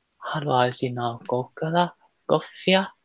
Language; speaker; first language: Finnish; non-native, learner; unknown